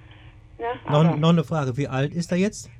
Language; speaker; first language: German; native; German